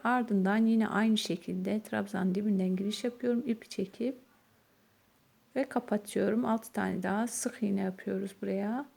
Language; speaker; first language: Turkish; native; Turkish